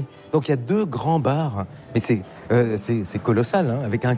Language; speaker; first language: French; native; French